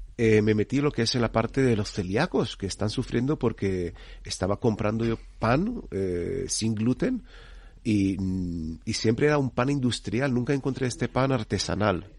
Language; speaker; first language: Spanish; non-native, fluent; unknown